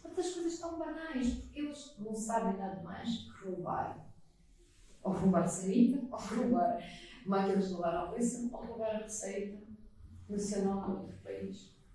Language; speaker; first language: Portuguese; non-native, fluent; Russian